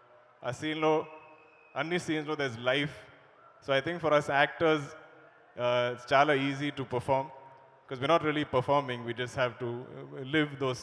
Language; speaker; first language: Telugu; non-native, learner; Malayalam